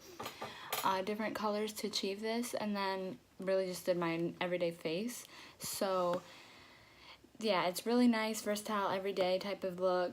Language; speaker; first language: English; native; English